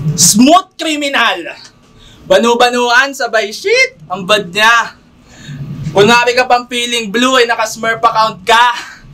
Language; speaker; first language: Filipino; native; Filipino